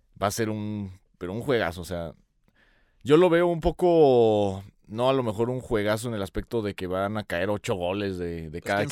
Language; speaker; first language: Spanish; native; Spanish